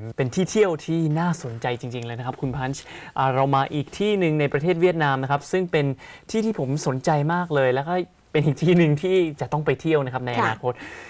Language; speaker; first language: Thai; native; Thai